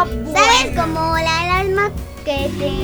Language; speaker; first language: Spanish; early bilingual, other home language; French